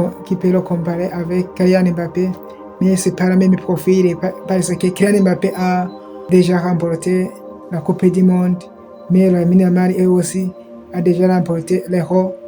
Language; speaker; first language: French; non-native, local second language; Kinyarwanda